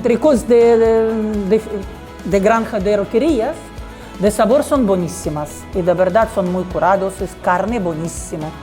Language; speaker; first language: Spanish; non-native, learner; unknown